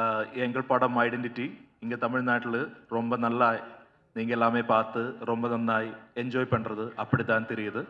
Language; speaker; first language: Tamil; non-native, learner; Malayalam